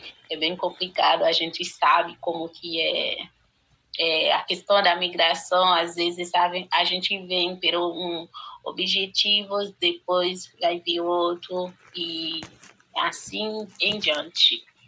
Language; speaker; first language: Portuguese; non-native, fluent; Haitian Creole